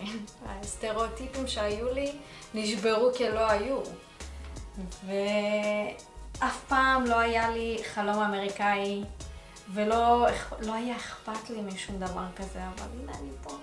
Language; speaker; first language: Hebrew; early bilingual, other home language; Russian